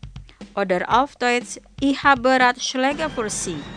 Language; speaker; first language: German; non-native, fluent; Indonesian